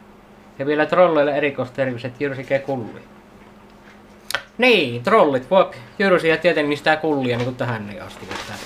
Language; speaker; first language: Finnish; native; Finnish